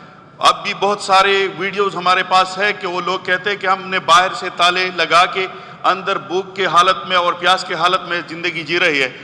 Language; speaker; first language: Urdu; non-native, local second language; Pashto